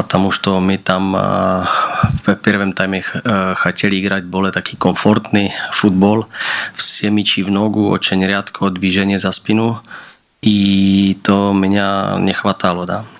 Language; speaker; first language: Russian; non-native, learner; Slovak